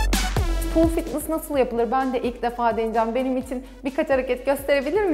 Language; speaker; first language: Turkish; native; Turkish